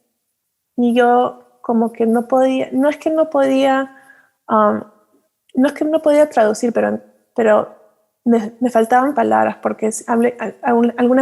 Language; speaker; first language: Spanish; early bilingual, heritage; Spanish